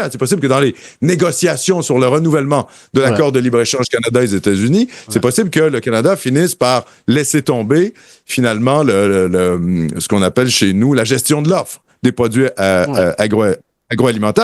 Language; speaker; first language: French; native; French